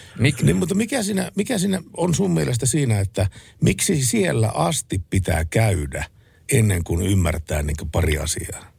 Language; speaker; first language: Finnish; native; Finnish